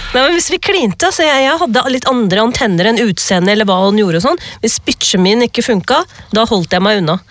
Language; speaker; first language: Norwegian; early bilingual, other home language; Urdu